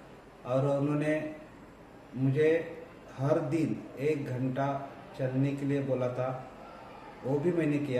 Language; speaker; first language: Hindi; non-native, local second language; Marathi